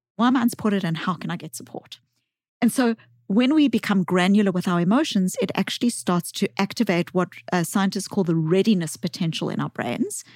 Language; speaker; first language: English; native; English